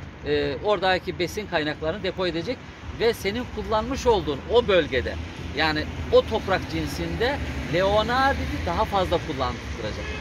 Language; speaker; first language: Turkish; native; Turkish